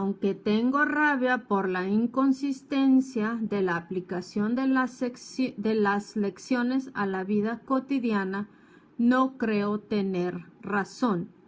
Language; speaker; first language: Spanish; non-native, fluent; English